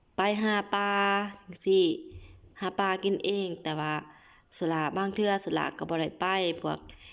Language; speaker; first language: Lao; non-native, local second language; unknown